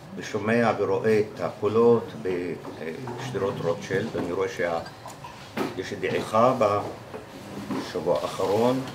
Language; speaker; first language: Hebrew; native; Hebrew